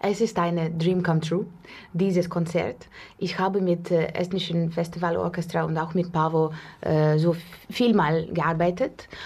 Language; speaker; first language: German; non-native, learner; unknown